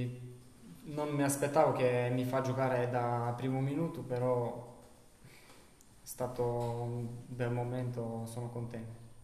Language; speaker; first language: Italian; non-native, learner; Bulgarian